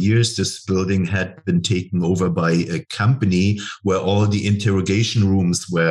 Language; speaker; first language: English; non-native, fluent; German